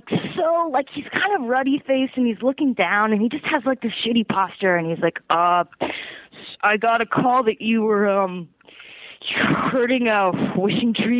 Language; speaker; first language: English; native; English